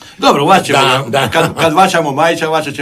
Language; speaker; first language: Croatian; native; Croatian